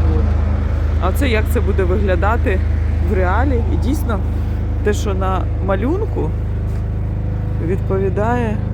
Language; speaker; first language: Ukrainian; native; Ukrainian